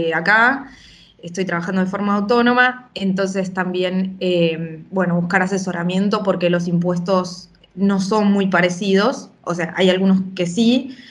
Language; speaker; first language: Spanish; native; Spanish